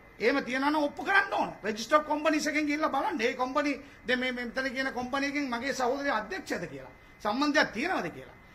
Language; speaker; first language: Sinhala; non-native, local second language; Tamil